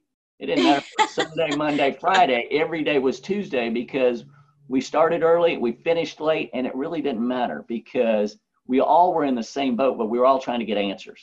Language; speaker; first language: English; native; English